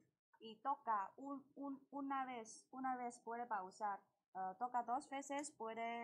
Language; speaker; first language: Spanish; non-native, learner; Chinese